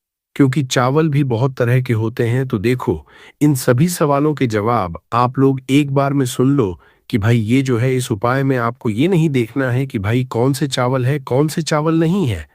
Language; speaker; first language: Hindi; native; Hindi